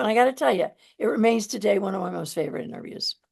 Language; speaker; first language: English; native; English